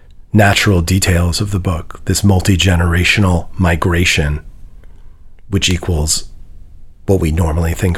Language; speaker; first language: English; native; English